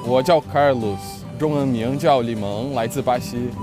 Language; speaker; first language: Chinese; non-native, fluent; Portuguese